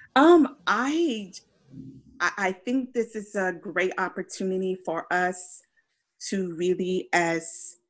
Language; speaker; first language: English; non-native, fluent; Spanish